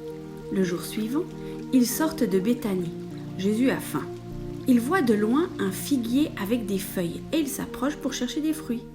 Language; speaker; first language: French; native; French